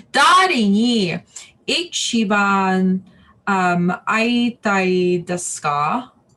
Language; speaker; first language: Japanese; non-native, learner; English